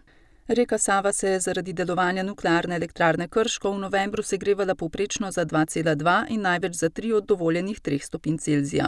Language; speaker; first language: Slovenian; native; Slovenian